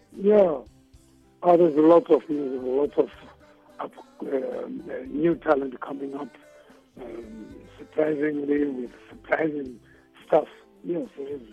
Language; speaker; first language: English; non-native, local second language; Shona